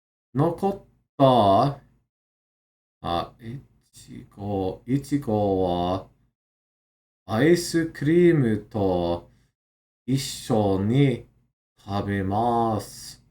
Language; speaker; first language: Japanese; non-native, learner; English